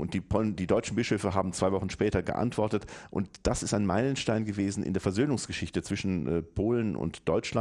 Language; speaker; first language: German; native; German